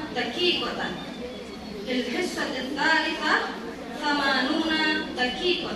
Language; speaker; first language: Arabic; non-native, learner; Indonesian